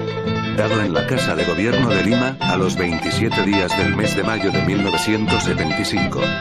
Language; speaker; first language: Spanish; native; Spanish